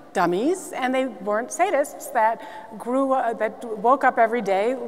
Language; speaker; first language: English; native; English